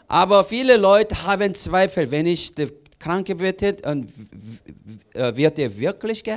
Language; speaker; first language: German; non-native, learner; Korean